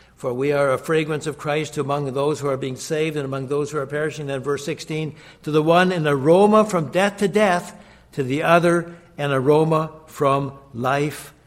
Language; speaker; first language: English; native; English